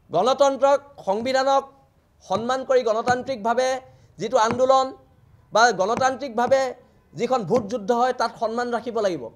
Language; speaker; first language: Assamese; native; Assamese